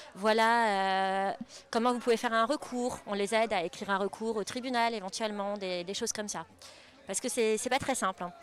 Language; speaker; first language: French; native; French